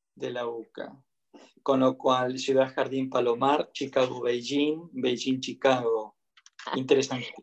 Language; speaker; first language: Spanish; native; Spanish